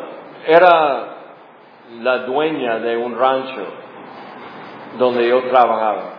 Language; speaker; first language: Spanish; non-native, fluent; English